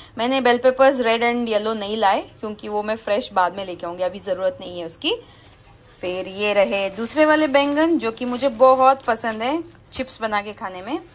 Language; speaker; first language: Hindi; non-native, local second language; Marathi